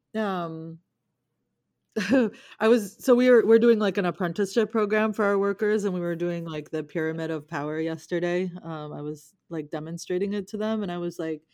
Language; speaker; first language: English; native; English